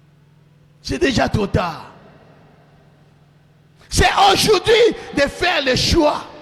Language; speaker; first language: French; non-native, local second language; Lingala